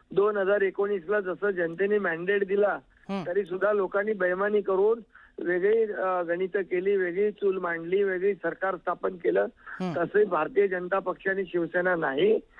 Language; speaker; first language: Marathi; native; Marathi